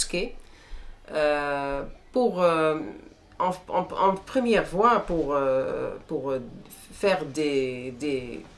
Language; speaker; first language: French; non-native, fluent; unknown